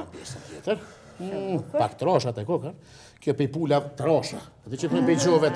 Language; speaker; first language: Albanian; native; Albanian